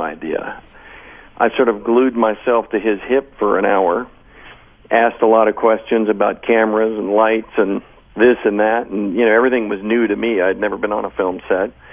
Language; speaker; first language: English; native; English